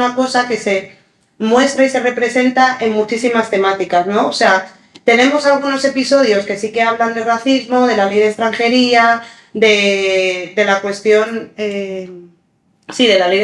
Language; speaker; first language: Spanish; early bilingual, other home language; Arabic